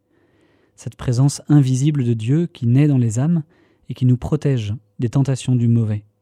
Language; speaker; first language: French; native; French